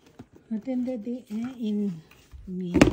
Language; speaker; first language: Danish; non-native, learner; Filipino